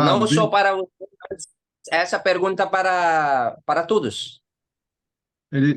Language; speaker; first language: Portuguese; non-native, learner; Hindi